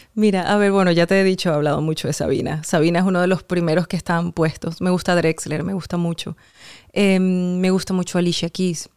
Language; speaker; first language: Spanish; native; Spanish